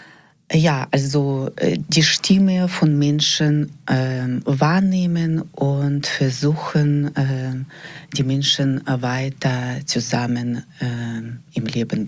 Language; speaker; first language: German; non-native, learner; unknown